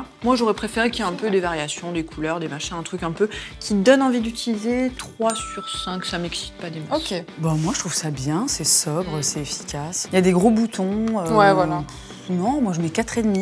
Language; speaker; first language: French; native; French